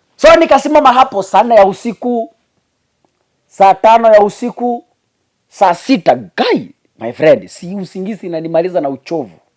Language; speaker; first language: Swahili; non-native, local second language; Gusii